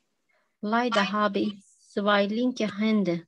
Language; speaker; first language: German; non-native, learner; Turkish